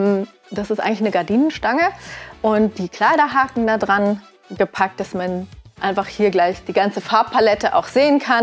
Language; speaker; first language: German; native; German